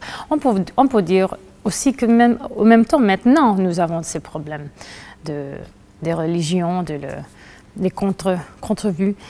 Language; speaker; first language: French; non-native, fluent; Spanish